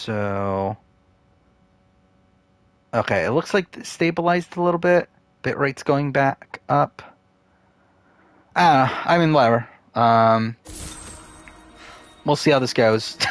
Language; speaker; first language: English; native; English